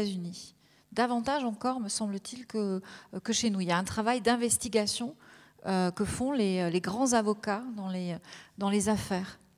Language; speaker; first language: French; native; French